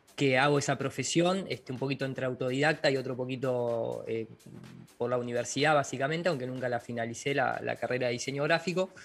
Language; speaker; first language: Spanish; native; Spanish